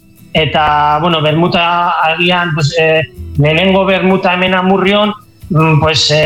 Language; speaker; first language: Basque; non-native, local second language; Spanish